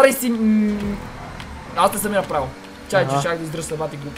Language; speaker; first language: Bulgarian; native; Bulgarian